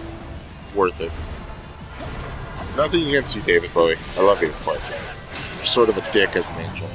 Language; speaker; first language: English; native; English